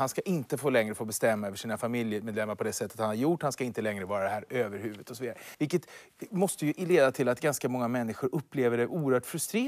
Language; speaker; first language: Swedish; native; Swedish